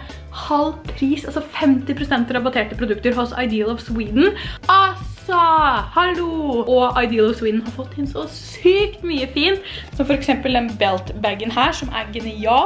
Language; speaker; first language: Norwegian; native; Norwegian